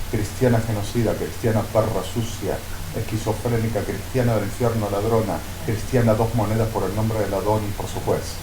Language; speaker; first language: Spanish; native; Spanish